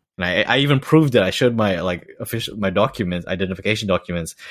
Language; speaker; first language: English; native; English